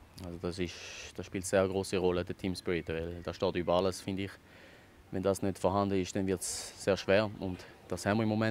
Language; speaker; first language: German; early bilingual, other home language; Albanian